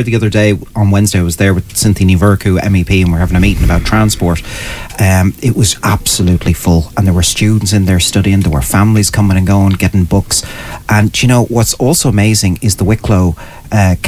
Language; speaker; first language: English; native; English